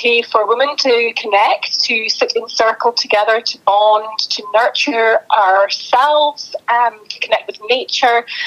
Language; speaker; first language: English; native; English